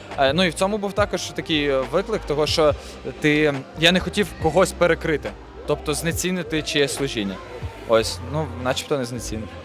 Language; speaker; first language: Ukrainian; native; Ukrainian